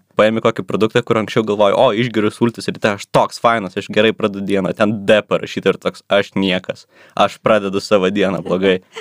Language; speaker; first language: Lithuanian; native; Lithuanian